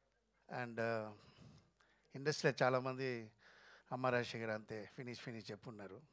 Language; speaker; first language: Telugu; non-native, fluent; Tamil